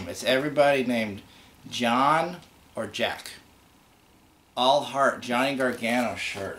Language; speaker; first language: English; native; English